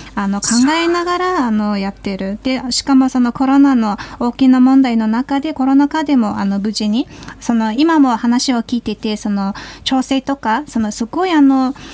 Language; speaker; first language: Japanese; non-native, fluent; Mongolian